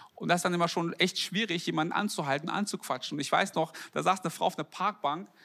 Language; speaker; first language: German; early bilingual, other home language; Korean